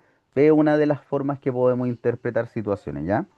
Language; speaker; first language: Spanish; native; Spanish